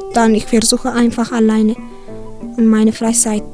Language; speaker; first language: German; non-native, learner; Tigrinya